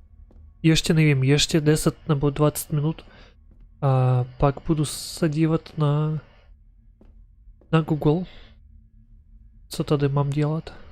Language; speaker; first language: Czech; non-native, learner; Ukrainian